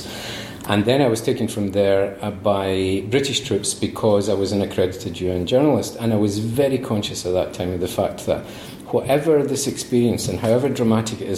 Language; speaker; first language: English; native; English